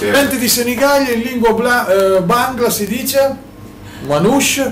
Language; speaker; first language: Italian; native; Italian